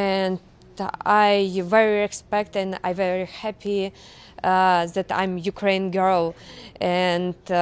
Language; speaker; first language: English; non-native, learner; Ukrainian